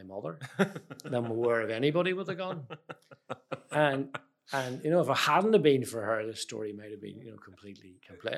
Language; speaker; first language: English; native; English